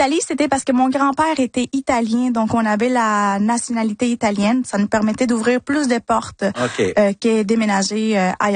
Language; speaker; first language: French; early bilingual, other home language; Spanish